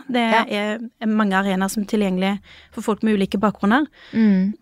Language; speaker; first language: Norwegian; early bilingual, other home language; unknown